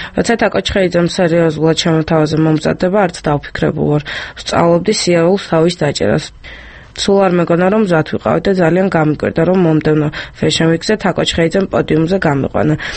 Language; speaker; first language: Georgian; early bilingual, other home language; French